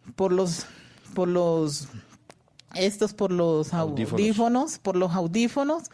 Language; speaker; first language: Spanish; native; Spanish